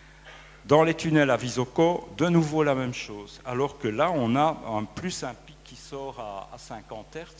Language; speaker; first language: French; native; French